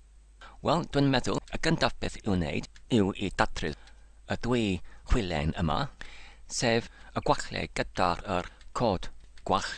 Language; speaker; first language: Welsh; non-native, learner; English